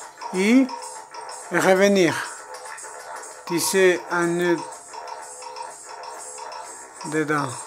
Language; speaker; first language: French; non-native, learner; Spanish